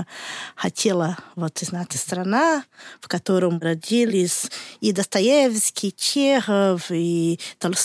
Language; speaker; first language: Russian; non-native, learner; Portuguese